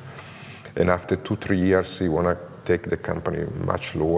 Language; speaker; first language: English; non-native, learner; Italian